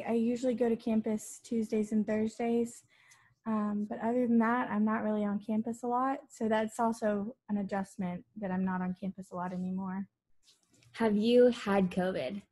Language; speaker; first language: English; native; English